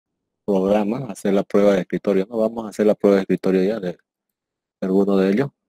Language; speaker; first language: Spanish; native; Spanish